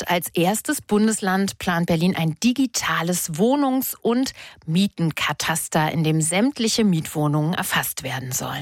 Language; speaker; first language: German; native; German